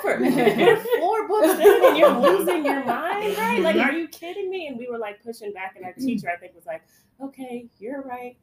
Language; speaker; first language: English; native; English